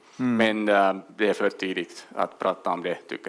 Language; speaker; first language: Swedish; non-native, local second language; Finnish